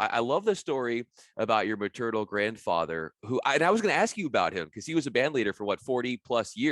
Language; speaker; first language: English; native; English